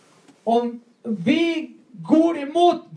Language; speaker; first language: Swedish; non-native, learner; Spanish